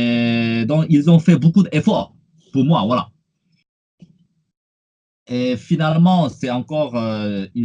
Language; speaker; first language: French; non-native, fluent; Chinese